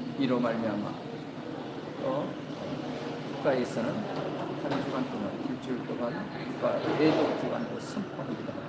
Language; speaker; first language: Korean; native; Korean